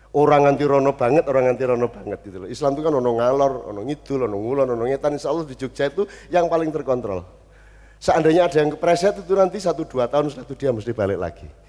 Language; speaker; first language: Indonesian; non-native, local second language; Javanese